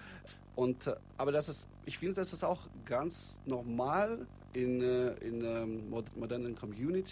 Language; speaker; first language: German; non-native, fluent; Russian